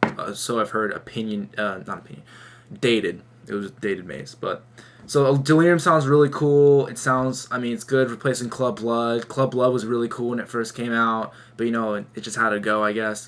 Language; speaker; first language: English; native; English